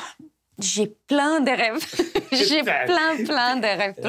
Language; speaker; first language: French; non-native, fluent; Arabic